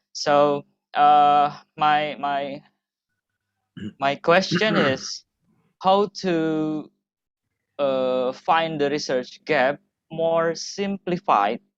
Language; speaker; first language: English; non-native, fluent; Indonesian